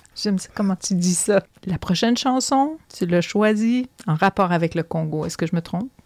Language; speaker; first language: French; native; French